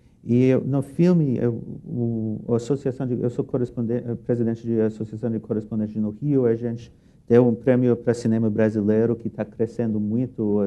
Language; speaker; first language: Portuguese; non-native, fluent; English